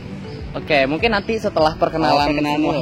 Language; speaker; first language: Indonesian; native; Indonesian